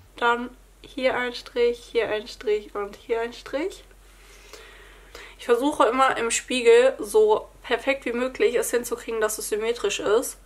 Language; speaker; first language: German; native; German